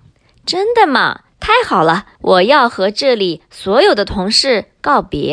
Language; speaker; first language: Chinese; early bilingual, heritage; Chinese